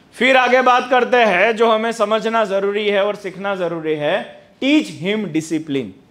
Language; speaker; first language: Hindi; non-native, local second language; Gujarati